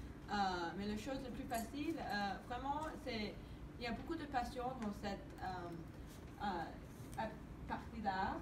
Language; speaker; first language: French; non-native, learner; English